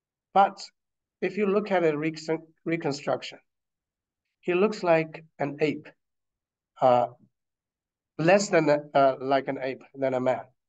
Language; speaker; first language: English; non-native, fluent; Chinese